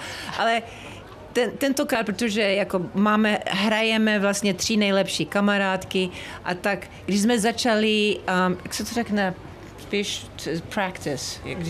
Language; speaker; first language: Czech; early bilingual, heritage; Czech